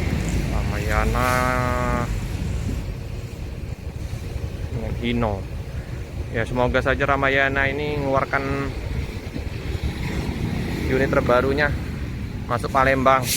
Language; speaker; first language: Indonesian; native; Indonesian